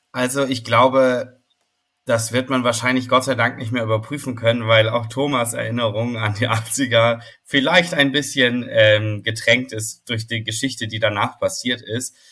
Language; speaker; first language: German; native; German